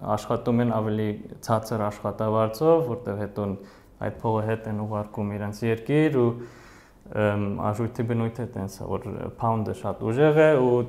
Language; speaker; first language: Armenian; early bilingual, heritage; Armenian